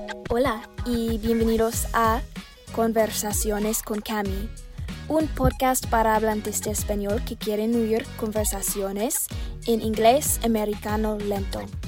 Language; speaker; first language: Spanish; non-native, fluent; English